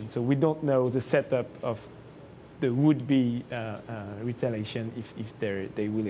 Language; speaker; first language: English; non-native, fluent; French